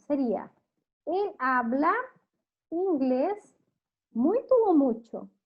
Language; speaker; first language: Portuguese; non-native, fluent; Spanish